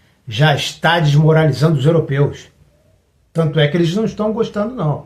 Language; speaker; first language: Portuguese; native; Portuguese